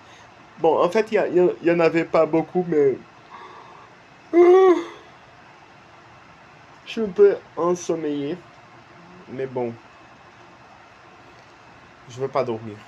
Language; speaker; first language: French; non-native, learner; Portuguese